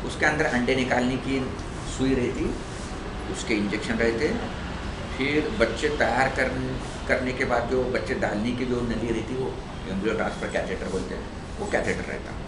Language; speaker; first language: Hindi; non-native, local second language; Marathi